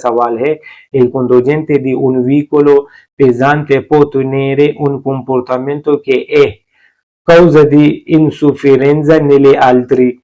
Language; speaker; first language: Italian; non-native, learner; Urdu